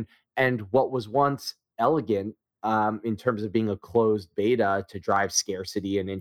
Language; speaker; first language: English; native; English